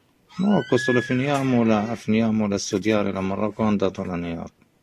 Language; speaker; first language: Italian; non-native, learner; Arabic